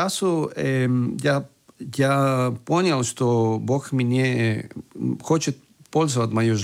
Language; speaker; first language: Russian; non-native, fluent; Spanish